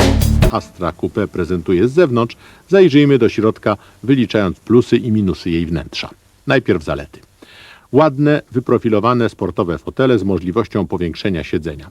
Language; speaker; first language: Polish; native; Polish